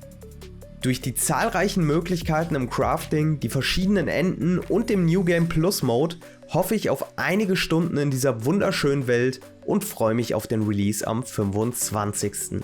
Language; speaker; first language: German; native; German